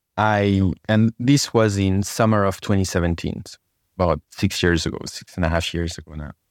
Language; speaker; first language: English; non-native, fluent; French